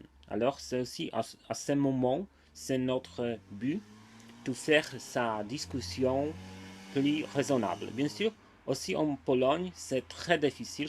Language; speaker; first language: French; non-native, learner; Polish